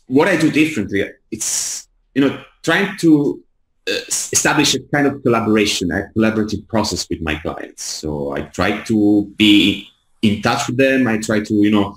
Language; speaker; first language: English; non-native, fluent; Italian